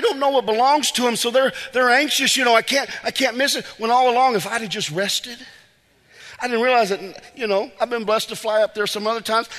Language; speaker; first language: English; native; English